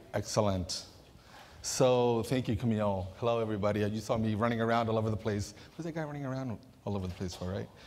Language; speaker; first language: English; native; English